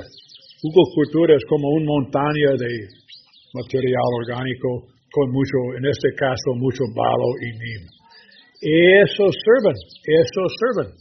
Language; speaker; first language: Spanish; non-native, learner; English